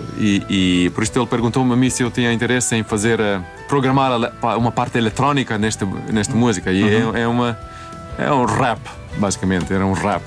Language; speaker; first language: Portuguese; non-native, fluent; Swedish